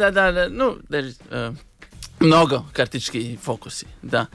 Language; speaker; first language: Russian; non-native, learner; Latvian